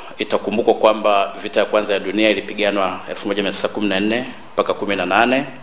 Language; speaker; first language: Swahili; native; Swahili